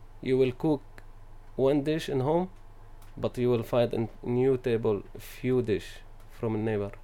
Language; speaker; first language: English; non-native, learner; Arabic